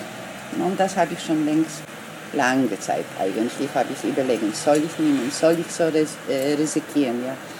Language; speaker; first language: German; non-native, learner; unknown